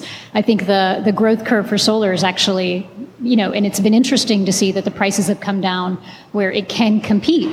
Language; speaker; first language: English; non-native, local second language; Hindi